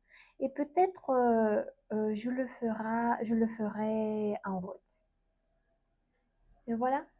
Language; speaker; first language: French; non-native, learner; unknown